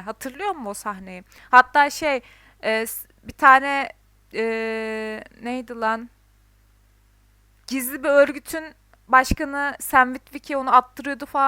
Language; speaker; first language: Turkish; native; Turkish